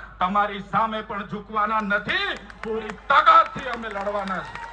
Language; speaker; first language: Gujarati; non-native, local second language; Vasavi